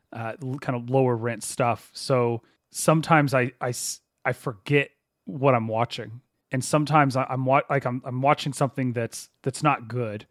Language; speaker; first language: English; native; English